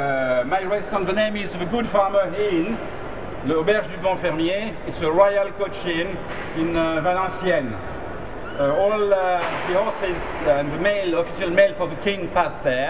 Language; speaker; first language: English; non-native, learner; French